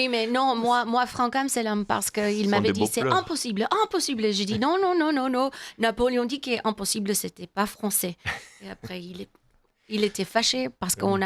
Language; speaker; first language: French; non-native, learner; English